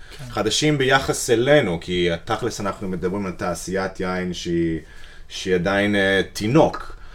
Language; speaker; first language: Hebrew; non-native, fluent; English